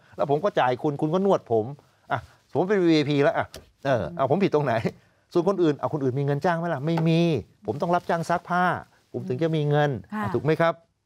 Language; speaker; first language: Thai; native; Thai